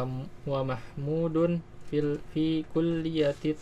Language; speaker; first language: Arabic; non-native, learner; Indonesian